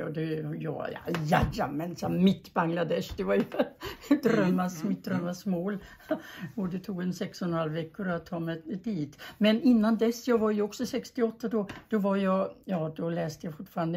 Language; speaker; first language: Swedish; early bilingual, other home language; German